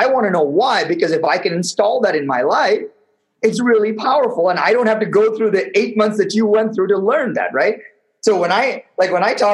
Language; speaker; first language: English; non-native, local second language; Tamil